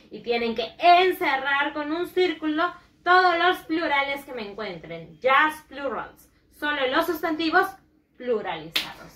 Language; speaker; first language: Spanish; native; Spanish